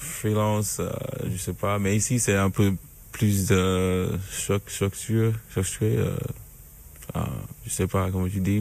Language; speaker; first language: French; non-native, learner; English